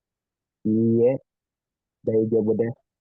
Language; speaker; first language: Japanese; non-native, learner; Indonesian